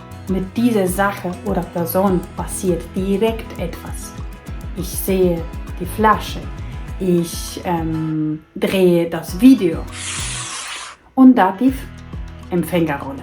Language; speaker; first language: German; non-native, fluent; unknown